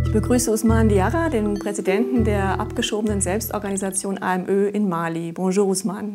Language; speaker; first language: German; native; German